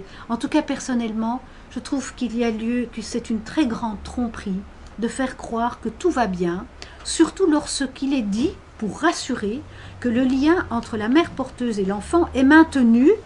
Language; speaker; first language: French; native; French